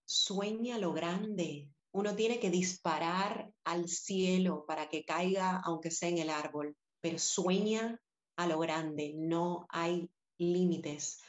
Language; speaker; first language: Spanish; native; Spanish